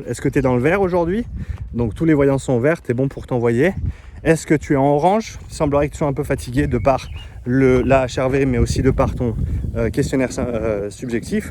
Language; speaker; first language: French; native; French